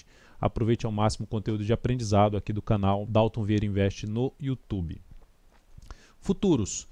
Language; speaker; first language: Portuguese; native; Portuguese